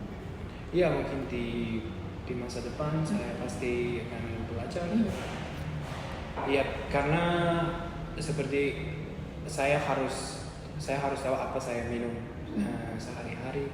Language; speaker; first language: Indonesian; non-native, learner; Uzbek